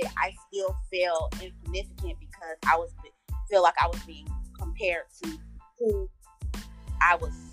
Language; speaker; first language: English; native; English